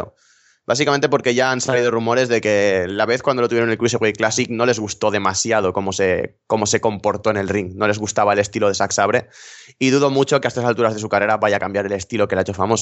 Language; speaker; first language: Spanish; native; Spanish